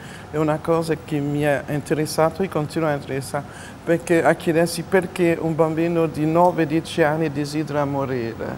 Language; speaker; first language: Italian; non-native, fluent; French